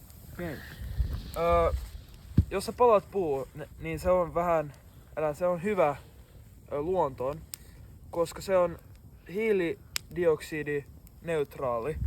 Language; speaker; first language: Finnish; non-native, local second language; Swedish